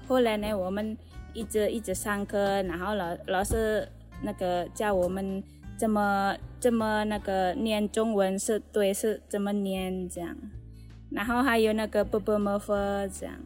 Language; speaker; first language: Chinese; non-native, learner; Indonesian